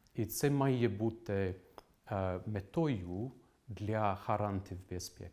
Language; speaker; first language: Ukrainian; non-native, fluent; English